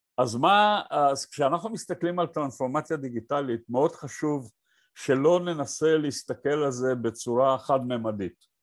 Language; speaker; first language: Hebrew; native; Hebrew